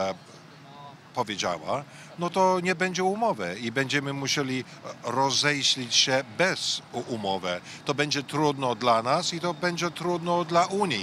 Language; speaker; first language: Polish; early bilingual, heritage; English